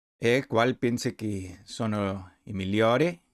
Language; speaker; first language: Italian; non-native, learner; Spanish